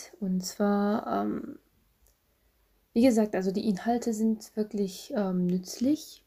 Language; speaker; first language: German; non-native, fluent; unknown